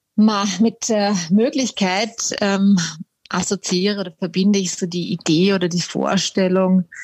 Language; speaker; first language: German; native; German